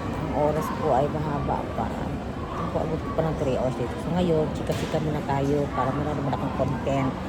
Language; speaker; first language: Filipino; non-native, local second language; Cebuano